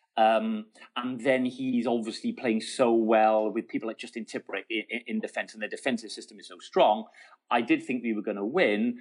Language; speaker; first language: English; native; English